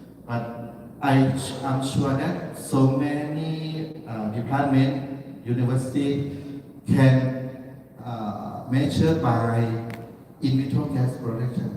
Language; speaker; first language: English; non-native, learner; Thai